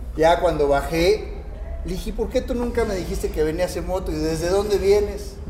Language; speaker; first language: Spanish; native; Spanish